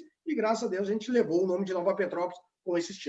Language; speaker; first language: Portuguese; native; Portuguese